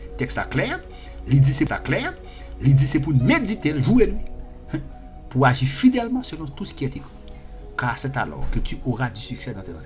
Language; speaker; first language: French; non-native, local second language; Haitian Creole